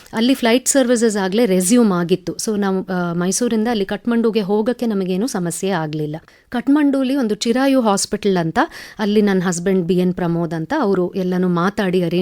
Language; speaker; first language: Kannada; non-native, local second language; Tamil